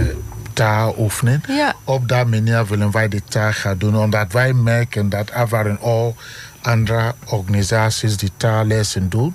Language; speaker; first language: Dutch; non-native, learner; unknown